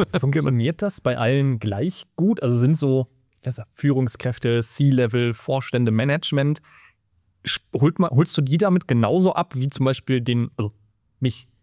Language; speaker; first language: German; native; German